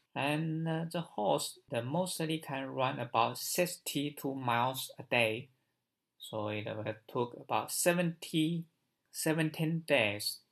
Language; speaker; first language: English; non-native, learner; Chinese